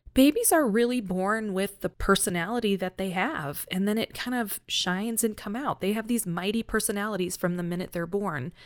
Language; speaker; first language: English; native; English